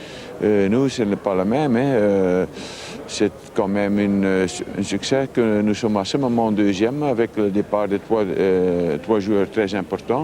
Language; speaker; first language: French; non-native, local second language; Dutch